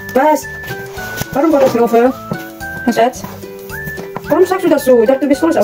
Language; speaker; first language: German; non-native, learner; Filipino